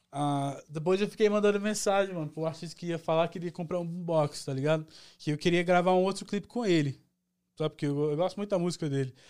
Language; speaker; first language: Portuguese; early bilingual, heritage; Portuguese